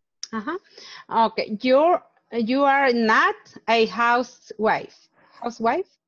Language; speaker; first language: English; non-native, learner; Spanish